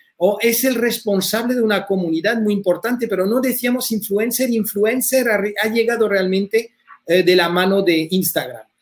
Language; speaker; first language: Spanish; early bilingual, heritage; French